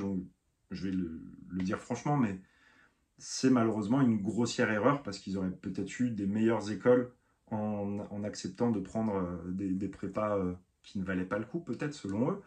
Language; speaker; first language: French; native; French